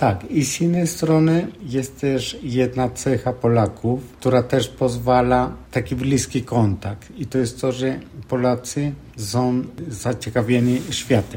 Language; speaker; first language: Polish; non-native, fluent; Spanish